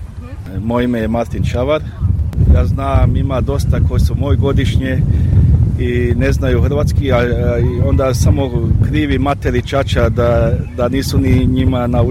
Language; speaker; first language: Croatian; early bilingual, heritage; English